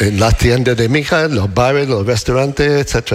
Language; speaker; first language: Spanish; non-native, fluent; English